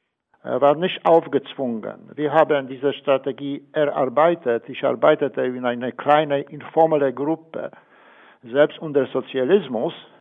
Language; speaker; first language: German; non-native, fluent; Polish